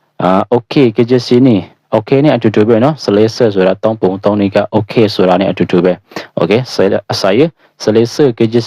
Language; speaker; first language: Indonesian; non-native, fluent; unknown